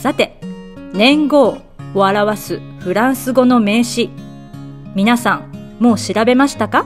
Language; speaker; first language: Japanese; native; Japanese